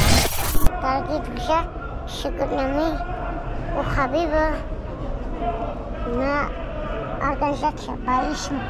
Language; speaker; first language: Russian; non-native, local second language; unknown